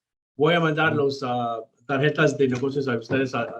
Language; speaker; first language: Spanish; non-native, local second language; English